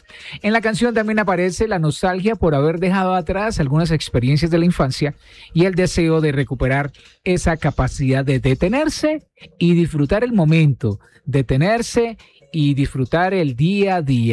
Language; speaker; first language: Spanish; native; Spanish